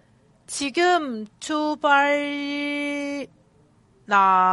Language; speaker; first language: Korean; non-native, learner; Cantonese